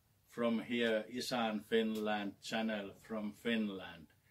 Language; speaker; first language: English; non-native, learner; Finnish